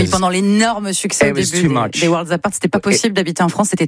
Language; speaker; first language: French; native; French